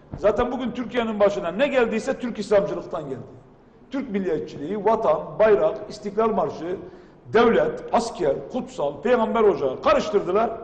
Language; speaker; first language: Turkish; non-native, local second language; Kurdish